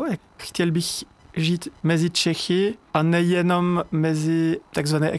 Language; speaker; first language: Czech; non-native, learner; French